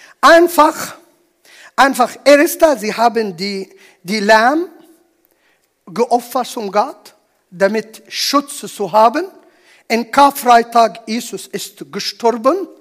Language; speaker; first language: German; non-native, learner; Arabic